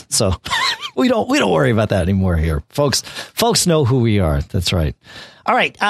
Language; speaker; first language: English; native; English